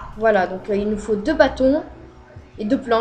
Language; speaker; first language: French; native; French